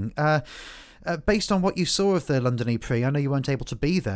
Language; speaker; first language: English; native; English